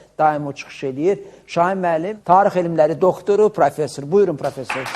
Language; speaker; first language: Azerbaijani; native; Azerbaijani